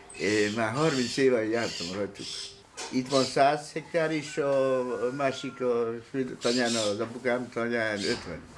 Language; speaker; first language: Hungarian; early bilingual, heritage; Hungarian